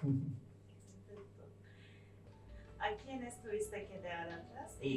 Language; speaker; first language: Spanish; non-native, fluent; Turkish